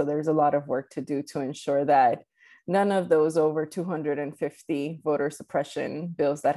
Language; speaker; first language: English; early bilingual, other home language; Spanish